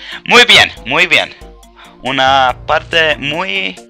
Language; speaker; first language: Spanish; non-native, learner; English